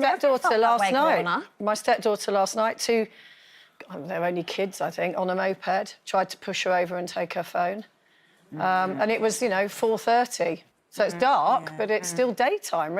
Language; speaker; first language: English; native; English